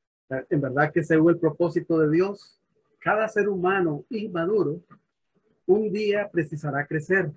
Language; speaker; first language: Spanish; native; Spanish